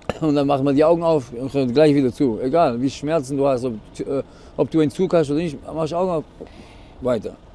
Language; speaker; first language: German; non-native, fluent; Portuguese